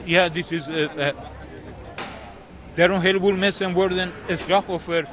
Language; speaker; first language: Dutch; non-native, learner; Persian